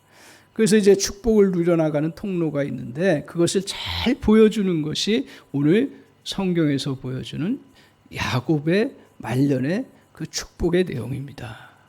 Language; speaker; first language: Korean; native; Korean